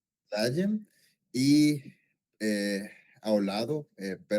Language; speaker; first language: Portuguese; non-native, learner; Spanish